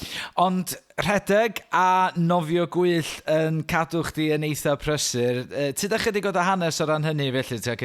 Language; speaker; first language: Welsh; native; Welsh